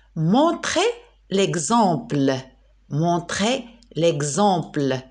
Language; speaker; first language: French; non-native, local second language; Arabic